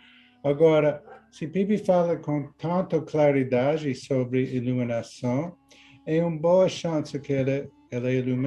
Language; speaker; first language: Portuguese; non-native, learner; English